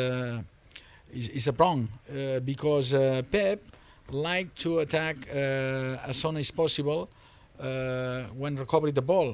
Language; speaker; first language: English; non-native, learner; Spanish